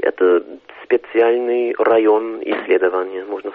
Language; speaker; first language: Russian; non-native, fluent; English